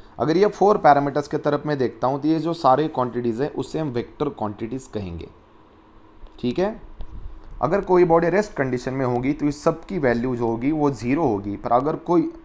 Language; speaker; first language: Hindi; non-native, local second language; Marathi